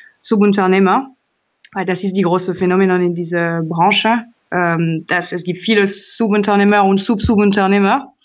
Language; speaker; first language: German; non-native, learner; French